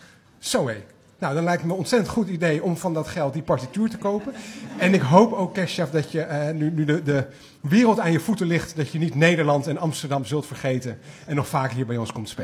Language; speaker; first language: Dutch; native; Dutch